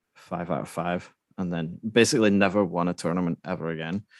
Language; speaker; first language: English; native; English